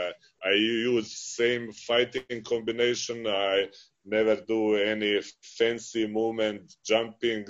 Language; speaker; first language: English; non-native, fluent; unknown